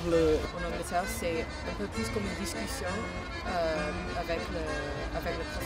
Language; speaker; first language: French; non-native, fluent; English